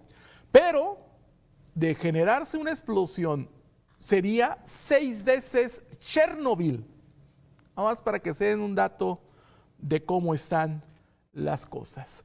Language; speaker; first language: Spanish; native; Spanish